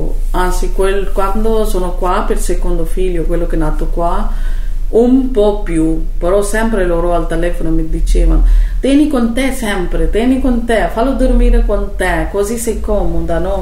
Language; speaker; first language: Italian; non-native, learner; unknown